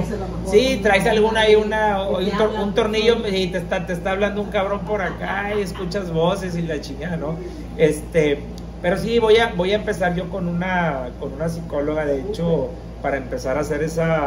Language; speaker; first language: Spanish; native; Spanish